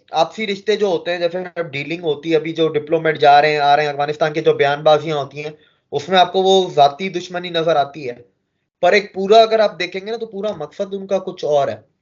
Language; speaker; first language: Hindi; native; Hindi